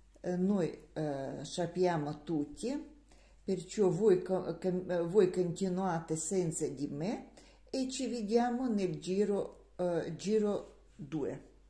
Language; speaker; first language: Italian; non-native, learner; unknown